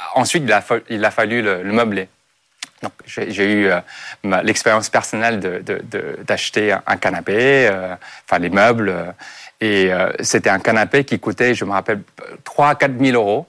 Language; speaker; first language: French; non-native, fluent; Chinese